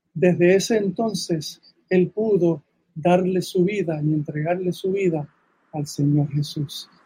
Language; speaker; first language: Spanish; early bilingual, heritage; Spanish